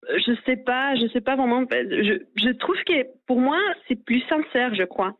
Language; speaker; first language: French; non-native, fluent; Spanish